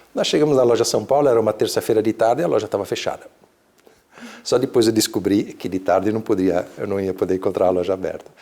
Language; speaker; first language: Portuguese; early bilingual, other home language; Italian